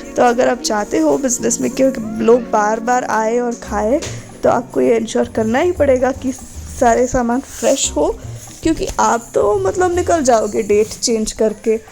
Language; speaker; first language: Hindi; non-native, local second language; Kannada